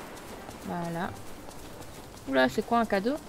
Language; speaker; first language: French; native; French